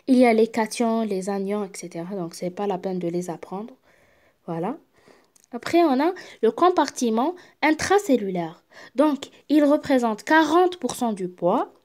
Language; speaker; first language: French; non-native, local second language; Arabic